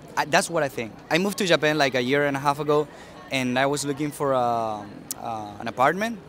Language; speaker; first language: English; early bilingual, other home language; Spanish